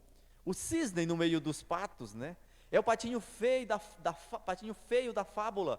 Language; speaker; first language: Portuguese; native; Portuguese